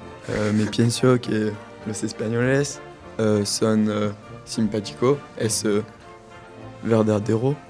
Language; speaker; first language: Spanish; non-native, learner; French